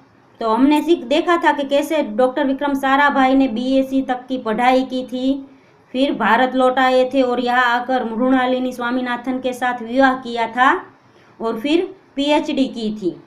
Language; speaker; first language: Hindi; non-native, local second language; Gujarati